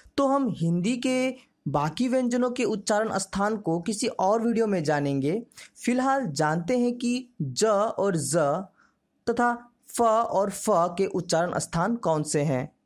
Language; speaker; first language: Hindi; native; Hindi